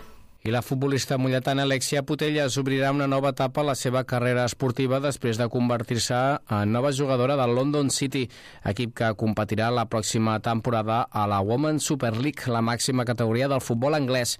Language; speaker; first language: Catalan; native; Catalan